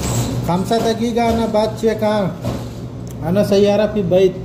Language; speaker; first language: Arabic; non-native, learner; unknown